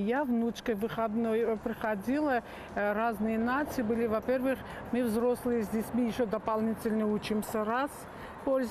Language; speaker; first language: Russian; non-native, local second language; Armenian